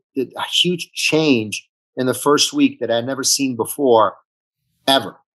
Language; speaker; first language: English; early bilingual, other home language; Italian